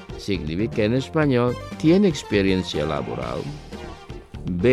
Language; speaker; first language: Spanish; non-native, fluent; Indonesian